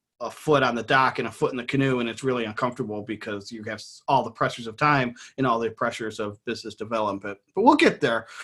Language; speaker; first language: English; native; English